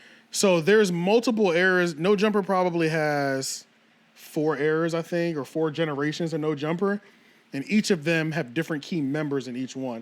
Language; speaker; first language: English; native; English